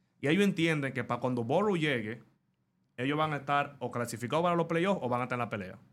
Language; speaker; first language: Spanish; native; Spanish